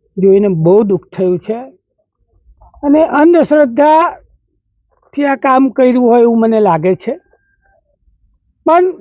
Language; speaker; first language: Gujarati; native; Gujarati